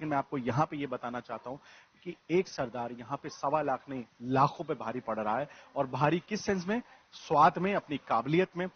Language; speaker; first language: Hindi; native; Hindi